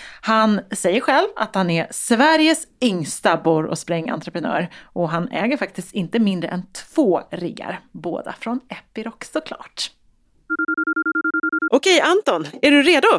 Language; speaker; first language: Swedish; native; Swedish